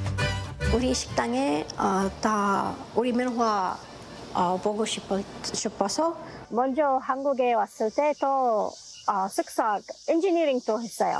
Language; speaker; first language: Korean; non-native, learner; Arabic